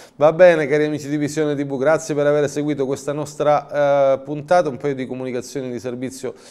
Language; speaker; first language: Italian; native; Italian